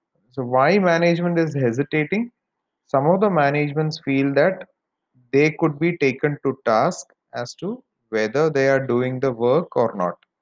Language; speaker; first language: English; non-native, local second language; Malayalam